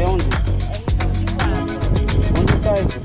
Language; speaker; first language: Portuguese; non-native, learner; English